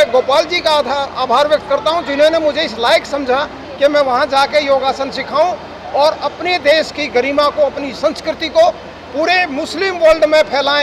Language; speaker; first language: Hindi; native; Hindi